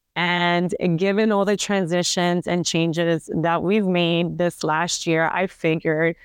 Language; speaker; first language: English; early bilingual, other home language; Spanish